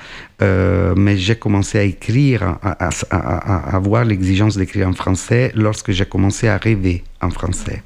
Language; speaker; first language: French; non-native, fluent; Italian